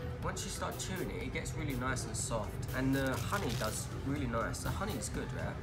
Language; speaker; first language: English; native; English